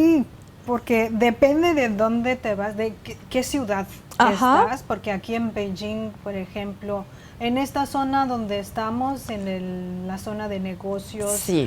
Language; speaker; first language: Spanish; non-native, fluent; Chinese